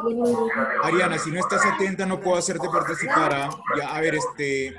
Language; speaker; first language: Spanish; native; Spanish